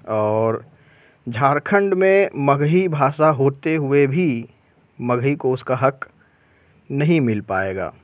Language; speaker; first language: Hindi; non-native, local second language; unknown